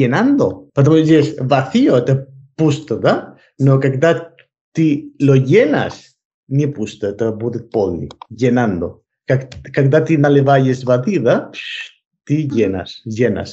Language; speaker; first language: Russian; non-native, learner; Spanish